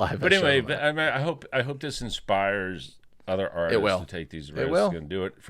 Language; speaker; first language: English; native; English